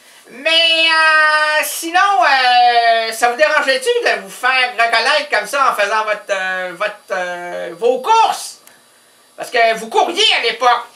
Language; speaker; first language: French; native; French